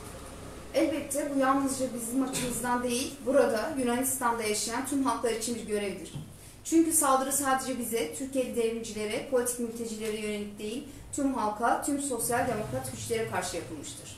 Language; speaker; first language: Turkish; native; Turkish